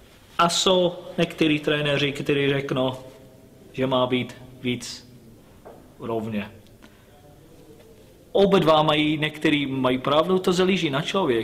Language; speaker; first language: Czech; non-native, learner; English